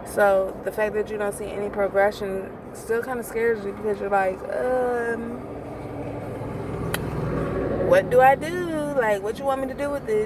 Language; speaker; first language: English; native; English